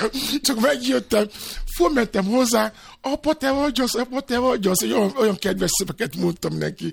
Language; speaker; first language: Hungarian; non-native, fluent; Yoruba